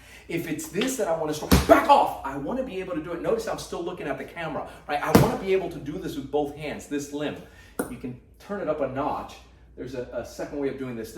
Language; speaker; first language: English; native; English